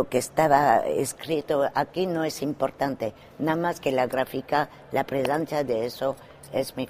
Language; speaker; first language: Spanish; non-native, fluent; French